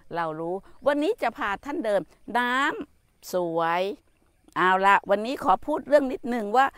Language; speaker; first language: Thai; native; Thai